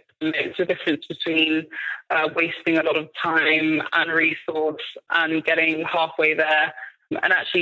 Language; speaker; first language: English; native; English